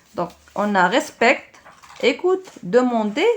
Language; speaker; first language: French; non-native, local second language; Arabic